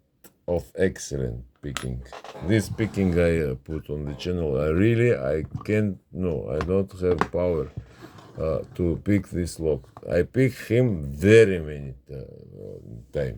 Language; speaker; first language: English; non-native, learner; Russian